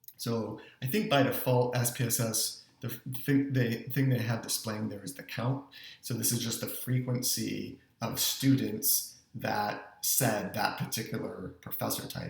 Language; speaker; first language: English; native; English